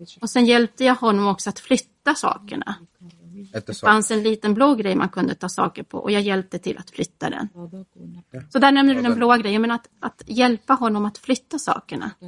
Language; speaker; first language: Swedish; native; Swedish